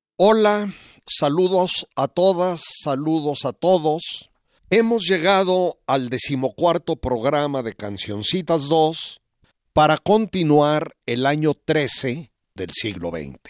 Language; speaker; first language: Spanish; native; Spanish